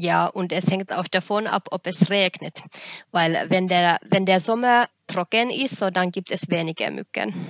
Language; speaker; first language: German; non-native, fluent; Finnish